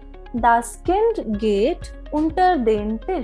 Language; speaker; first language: German; non-native, fluent; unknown